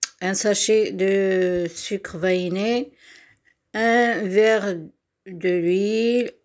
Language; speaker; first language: French; non-native, local second language; Arabic